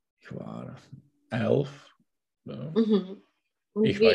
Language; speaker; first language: German; non-native, learner; Czech